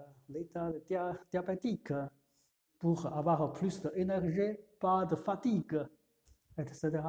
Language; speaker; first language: French; non-native, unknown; Chinese